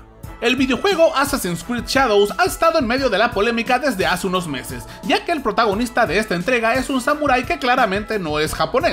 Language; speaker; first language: Spanish; native; Spanish